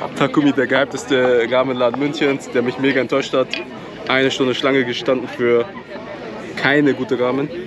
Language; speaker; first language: German; native; German